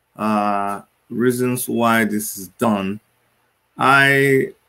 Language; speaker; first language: English; non-native, local second language; Igbo